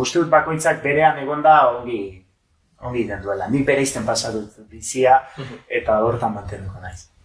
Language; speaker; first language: Basque; non-native, local second language; French